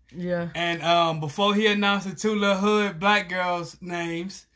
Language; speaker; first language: English; native; English